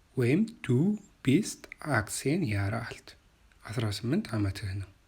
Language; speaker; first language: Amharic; native; Amharic